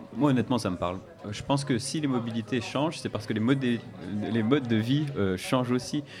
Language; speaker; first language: French; native; French